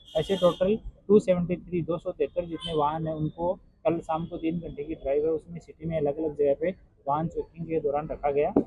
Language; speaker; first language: Hindi; non-native, local second language; Gujarati